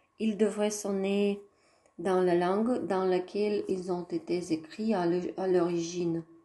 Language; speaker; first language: French; non-native, fluent; Russian